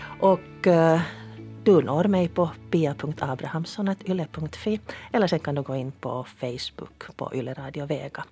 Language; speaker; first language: Swedish; native; Swedish